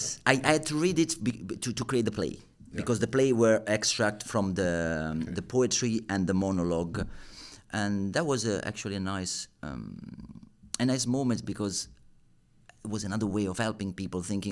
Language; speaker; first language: English; non-native, fluent; Italian